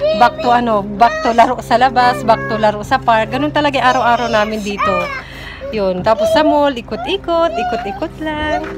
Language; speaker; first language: Filipino; native; Filipino